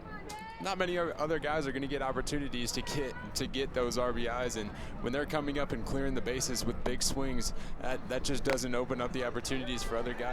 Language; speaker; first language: English; native; English